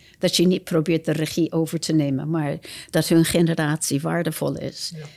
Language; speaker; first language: Dutch; non-native, fluent; English